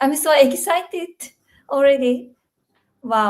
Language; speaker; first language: English; non-native, learner; Japanese